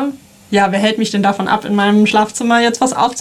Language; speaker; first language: German; native; German